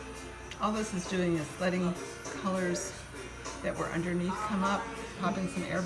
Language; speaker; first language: English; native; English